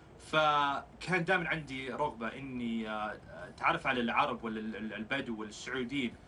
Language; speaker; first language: Arabic; non-native, fluent; English